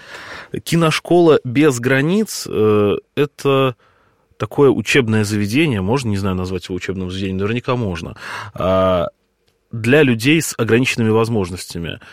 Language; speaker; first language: Russian; native; Russian